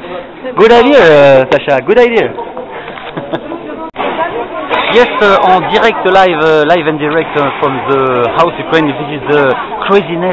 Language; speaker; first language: English; non-native, fluent; French